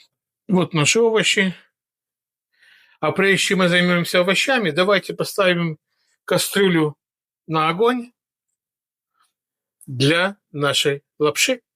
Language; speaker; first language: Russian; native; Russian